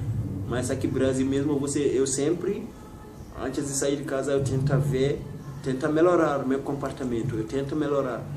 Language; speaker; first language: Portuguese; non-native, learner; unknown